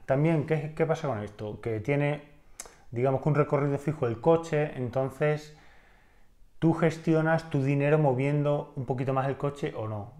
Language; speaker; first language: Spanish; native; Spanish